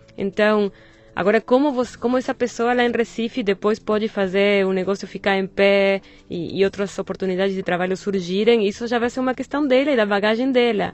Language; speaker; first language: Portuguese; non-native, fluent; Spanish